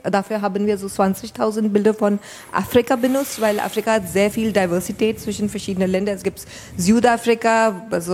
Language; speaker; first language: German; non-native, fluent; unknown